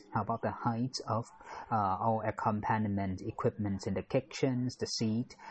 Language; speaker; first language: English; non-native, fluent; Thai